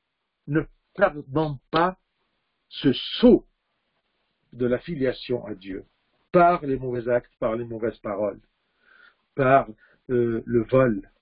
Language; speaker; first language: French; non-native, fluent; Arabic